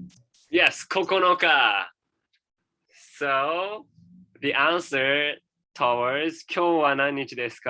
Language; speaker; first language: Japanese; non-native, fluent; English